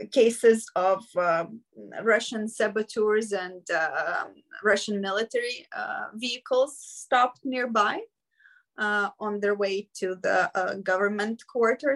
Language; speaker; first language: English; non-native, fluent; Ukrainian